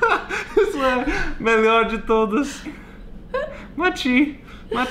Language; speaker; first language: Portuguese; non-native, fluent; English